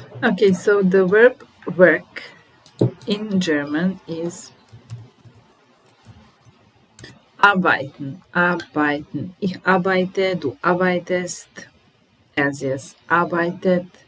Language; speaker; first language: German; non-native, fluent; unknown